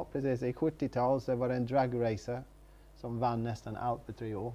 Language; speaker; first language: Swedish; non-native, learner; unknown